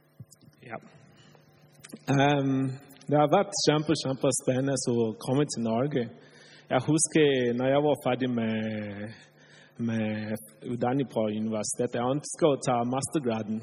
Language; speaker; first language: Norwegian; non-native, fluent; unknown